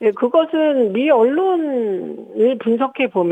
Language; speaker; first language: Korean; native; Korean